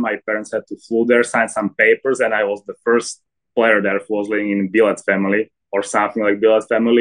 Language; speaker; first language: English; non-native, fluent; Slovak